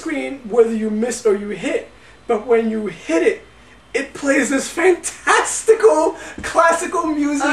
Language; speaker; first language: English; native; English